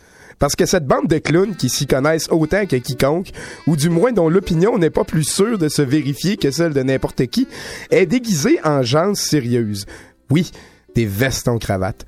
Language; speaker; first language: French; native; French